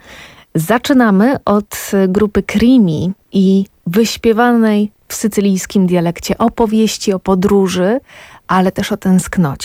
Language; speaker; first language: Polish; native; Polish